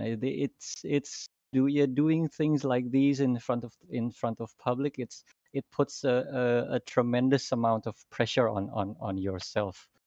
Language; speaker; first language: English; non-native, fluent; Indonesian